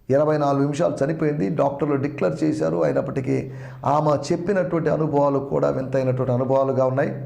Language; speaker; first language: Telugu; non-native, local second language; Malayalam